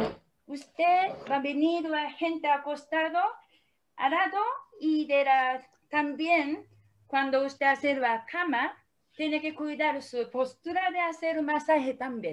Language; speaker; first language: Spanish; non-native, learner; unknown